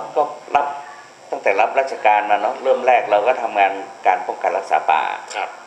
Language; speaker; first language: Thai; native; Thai